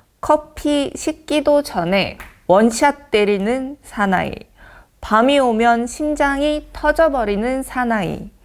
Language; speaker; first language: Korean; non-native, fluent; Mongolian